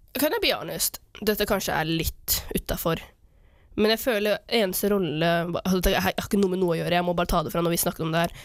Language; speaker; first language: Norwegian; early bilingual, other home language; Tigrinya